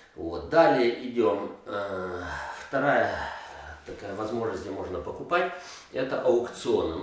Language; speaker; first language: Russian; native; Russian